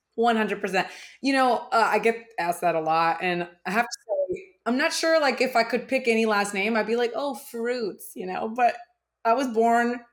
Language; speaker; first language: English; early bilingual, other home language; German